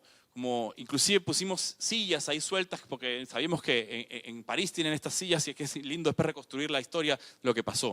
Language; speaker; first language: Spanish; native; Spanish